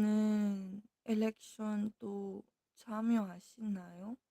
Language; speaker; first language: Korean; non-native, fluent; Filipino